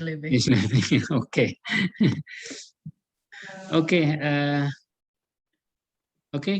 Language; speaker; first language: English; non-native, learner; Indonesian